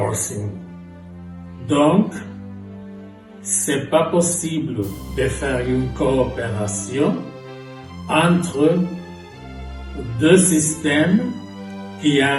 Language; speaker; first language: French; non-native, fluent; Spanish